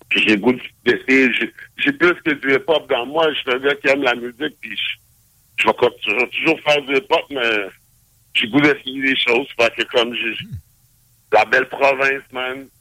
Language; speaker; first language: French; native; French